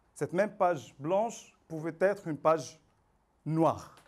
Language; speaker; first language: French; non-native, local second language; Arabic